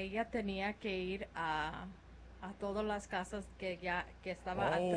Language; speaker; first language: Spanish; non-native, learner; English